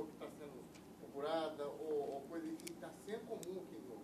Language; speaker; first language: Portuguese; native; Portuguese